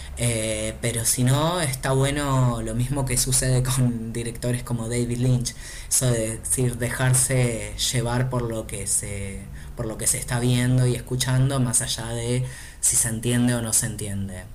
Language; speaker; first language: Spanish; native; Spanish